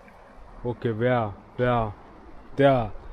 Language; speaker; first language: English; non-native, learner; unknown